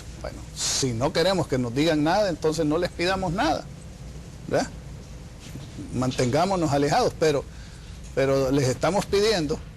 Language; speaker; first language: Spanish; native; Spanish